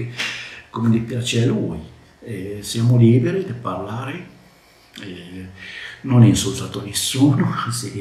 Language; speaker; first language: Italian; non-native, learner; Arabic